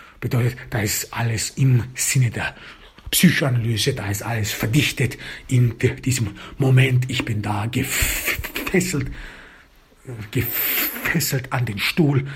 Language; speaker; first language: German; early bilingual, other home language; Turkish